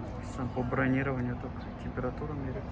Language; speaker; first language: Russian; native; Russian